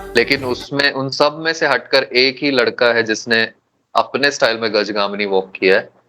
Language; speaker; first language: Hindi; non-native, local second language; Tulu